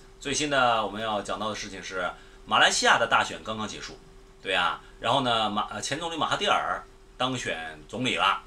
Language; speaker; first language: Chinese; native; Chinese